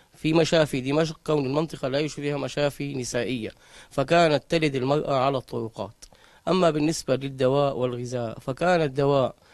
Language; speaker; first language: Arabic; native; Arabic